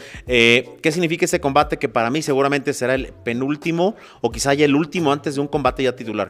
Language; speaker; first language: Spanish; native; Spanish